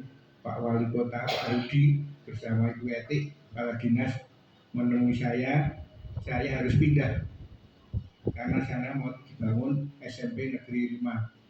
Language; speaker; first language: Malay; non-native, local second language; Javanese